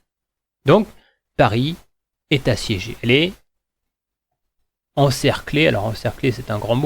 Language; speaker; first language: French; native; French